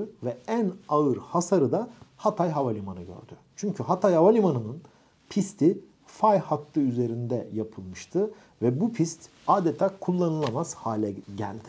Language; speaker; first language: Turkish; native; Turkish